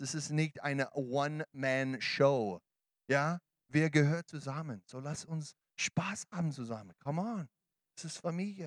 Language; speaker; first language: German; non-native, learner; English